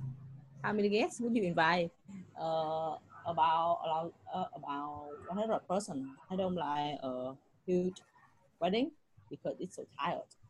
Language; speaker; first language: English; non-native, learner; Vietnamese